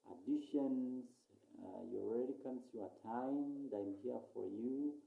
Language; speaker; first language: English; non-native, local second language; Swahili